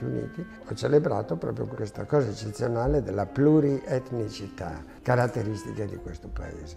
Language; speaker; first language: Italian; native; Italian